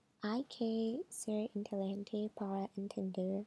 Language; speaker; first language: Spanish; non-native, learner; English